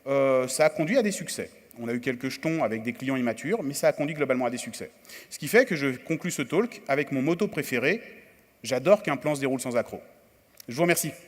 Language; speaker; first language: French; native; French